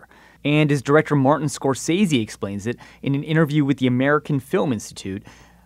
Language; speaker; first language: English; native; English